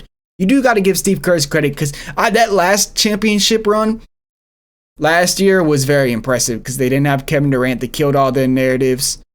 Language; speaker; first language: English; native; English